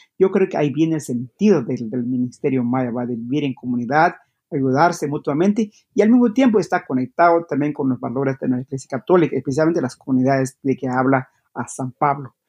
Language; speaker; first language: Spanish; non-native, local second language; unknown